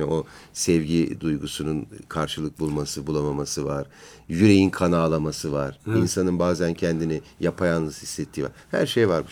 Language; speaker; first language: Turkish; native; Turkish